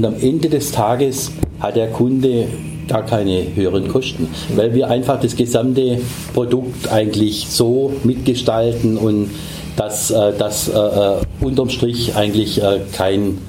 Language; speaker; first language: German; native; German